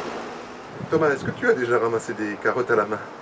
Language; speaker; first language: French; native; French